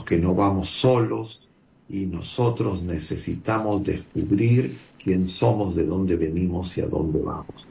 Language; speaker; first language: Spanish; native; Spanish